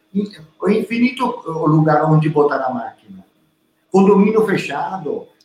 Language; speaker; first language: Portuguese; non-native, learner; Italian